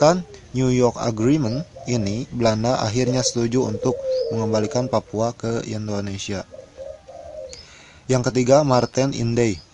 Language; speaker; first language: Indonesian; native; Indonesian